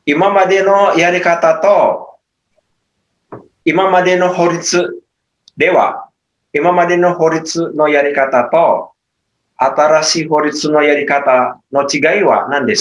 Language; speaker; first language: Japanese; non-native, fluent; Indonesian